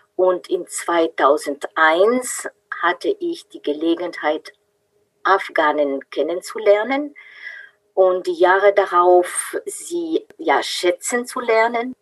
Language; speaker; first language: German; non-native, fluent; French